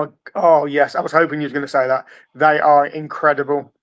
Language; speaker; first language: English; native; English